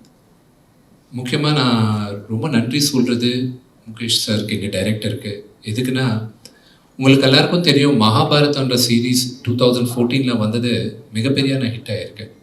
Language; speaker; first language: Tamil; non-native, local second language; Telugu